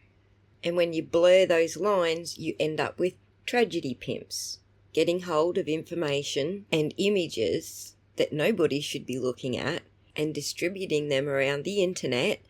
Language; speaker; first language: English; native; English